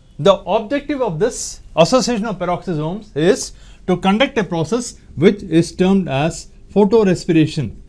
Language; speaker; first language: English; non-native, local second language; Tamil